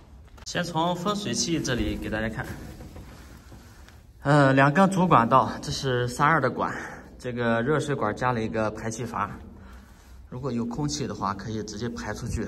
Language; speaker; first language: Chinese; native; Chinese